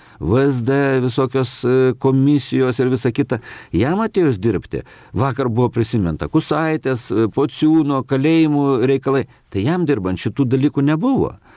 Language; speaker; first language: Lithuanian; native; Lithuanian